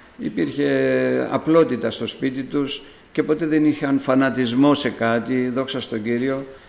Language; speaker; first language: Greek; native; Greek